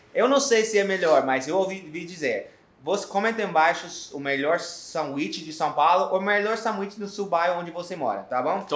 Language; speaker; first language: Portuguese; non-native, fluent; English